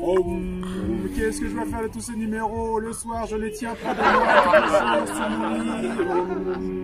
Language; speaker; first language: French; native; French